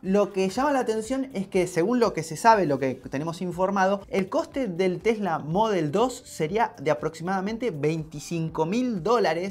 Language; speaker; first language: Spanish; native; Spanish